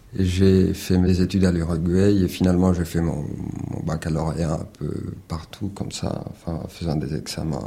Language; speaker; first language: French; early bilingual, other home language; Spanish